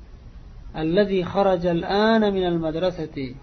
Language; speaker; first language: Arabic; non-native, fluent; Uzbek